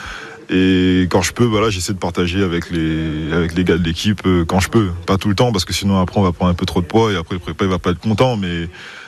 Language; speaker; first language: French; native; French